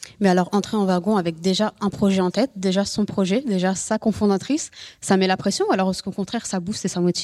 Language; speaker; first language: French; native; French